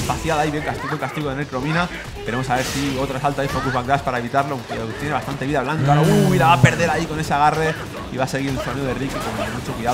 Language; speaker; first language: Spanish; native; Spanish